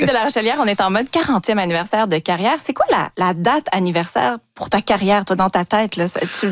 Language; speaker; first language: French; native; French